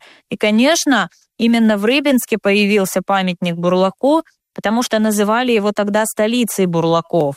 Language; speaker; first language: Russian; native; Russian